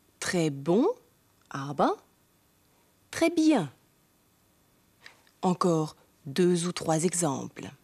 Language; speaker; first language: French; non-native, fluent; German